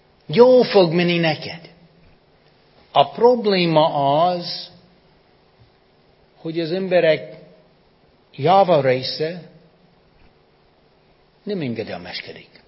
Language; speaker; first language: Hungarian; non-native, fluent; English